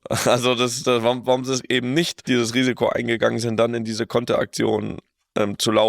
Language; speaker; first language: German; native; German